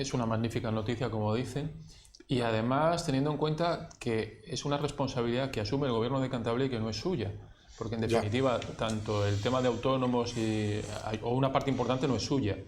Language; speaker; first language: Spanish; native; Spanish